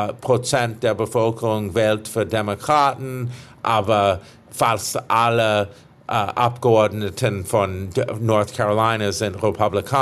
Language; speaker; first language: German; non-native, fluent; English